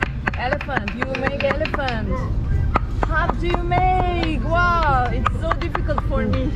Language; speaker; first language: English; non-native, learner; Turkish